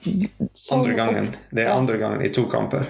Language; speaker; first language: Norwegian; non-native, fluent; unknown